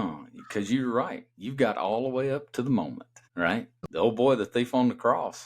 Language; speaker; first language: English; native; English